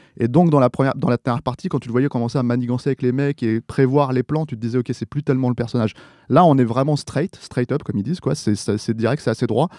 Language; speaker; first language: French; native; French